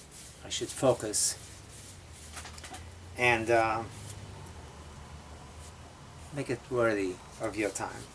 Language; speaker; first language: English; native; English